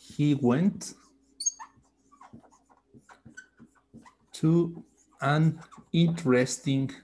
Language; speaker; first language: English; non-native, fluent; Spanish